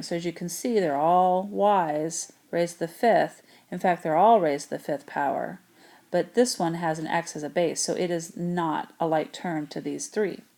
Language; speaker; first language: English; native; English